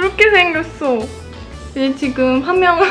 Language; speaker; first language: Korean; non-native, fluent; Japanese